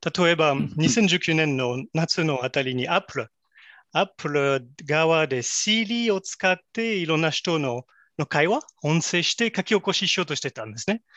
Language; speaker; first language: Japanese; non-native, fluent; French